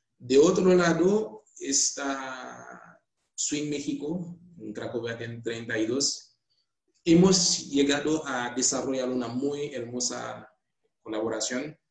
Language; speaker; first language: Spanish; non-native, fluent; Haitian Creole